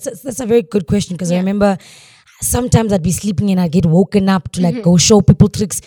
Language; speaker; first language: English; non-native, local second language; Xhosa